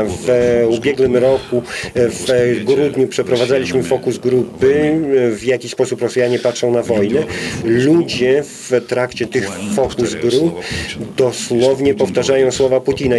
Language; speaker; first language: Polish; non-native, fluent; Russian